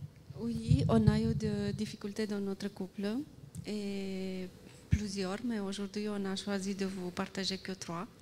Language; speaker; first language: French; non-native, fluent; Romanian